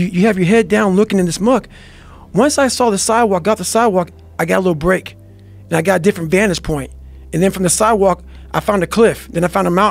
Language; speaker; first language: English; native; English